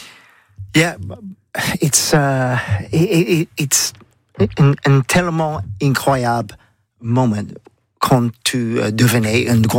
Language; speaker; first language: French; non-native, learner; English